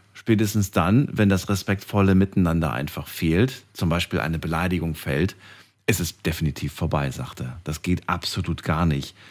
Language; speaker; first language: German; native; German